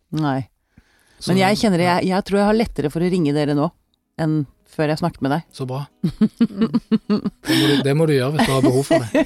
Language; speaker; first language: Norwegian; native; Norwegian